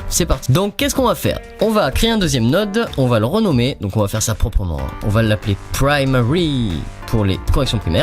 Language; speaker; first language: French; native; French